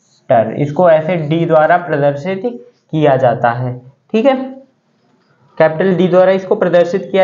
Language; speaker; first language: Hindi; native; Hindi